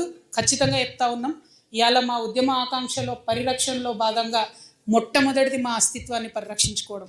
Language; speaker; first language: Telugu; native; Telugu